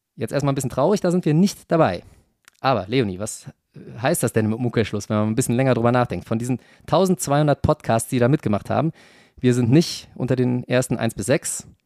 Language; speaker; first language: German; native; German